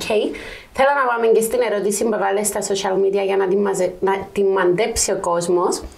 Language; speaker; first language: Greek; native; Greek